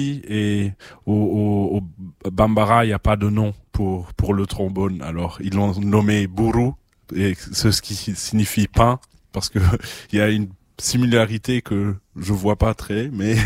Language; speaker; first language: French; non-native, fluent; German